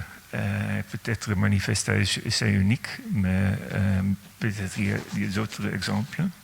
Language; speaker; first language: French; non-native, fluent; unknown